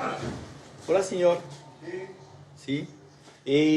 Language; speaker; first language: French; native; French